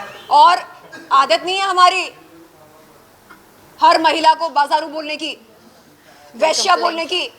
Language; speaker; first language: Hindi; native; Hindi